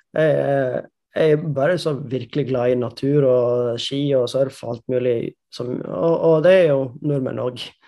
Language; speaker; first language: Norwegian; non-native, fluent; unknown